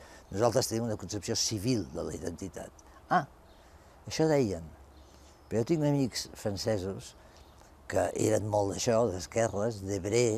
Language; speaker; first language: Catalan; native; Catalan